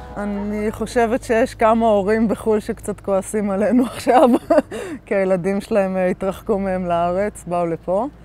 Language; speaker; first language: Hebrew; native; Hebrew